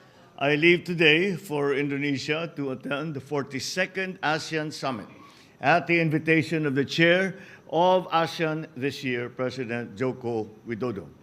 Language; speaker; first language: English; non-native, local second language; Filipino